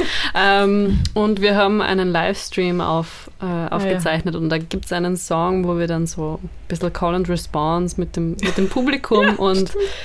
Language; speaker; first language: German; native; German